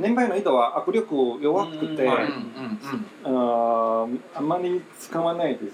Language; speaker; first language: Japanese; non-native, fluent; Chinese